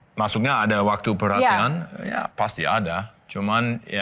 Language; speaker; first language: Indonesian; non-native, learner; English